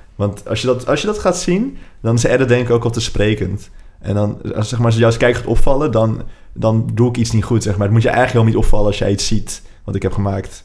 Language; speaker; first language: Dutch; native; Dutch